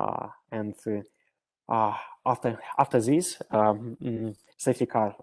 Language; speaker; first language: English; non-native, learner; Russian